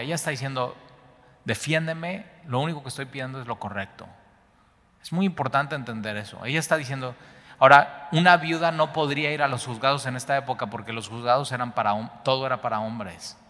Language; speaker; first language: Spanish; native; Spanish